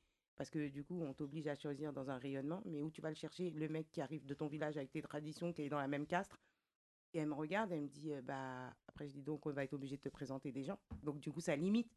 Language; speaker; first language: French; native; French